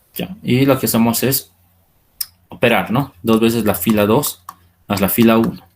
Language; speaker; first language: Spanish; native; Spanish